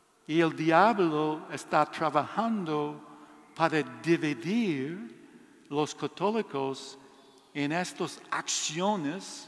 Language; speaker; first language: Spanish; non-native, learner; English